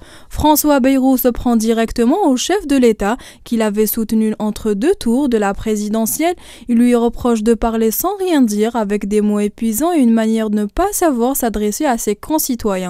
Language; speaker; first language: French; non-native, local second language; Arabic